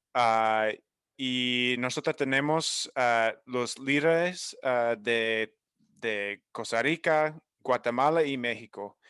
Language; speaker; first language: Spanish; non-native, learner; English